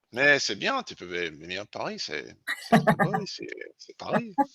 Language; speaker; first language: French; non-native, learner; English